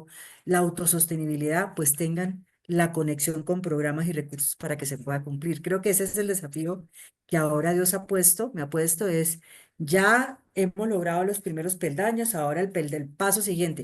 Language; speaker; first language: Spanish; native; Spanish